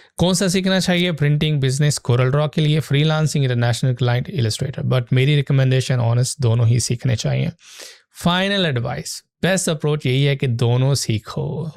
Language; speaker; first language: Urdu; native; Urdu